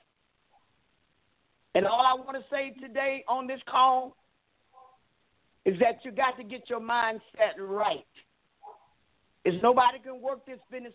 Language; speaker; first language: English; native; English